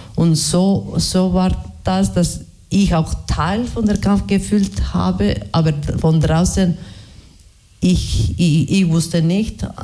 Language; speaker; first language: German; non-native, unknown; Basque